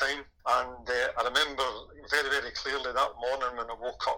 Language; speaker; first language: English; native; English